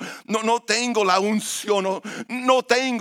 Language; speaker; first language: Spanish; early bilingual, heritage; English